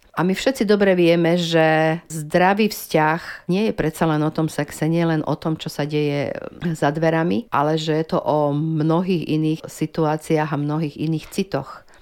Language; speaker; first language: Slovak; native; Slovak